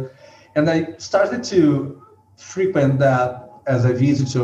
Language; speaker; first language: English; non-native, fluent; Portuguese